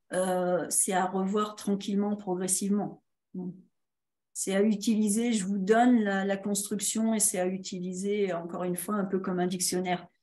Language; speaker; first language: French; native; French